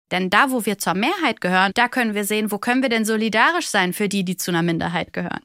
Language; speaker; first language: German; early bilingual, other home language; Bulgarian